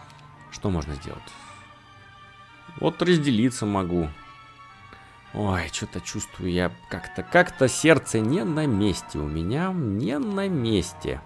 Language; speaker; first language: Russian; native; Russian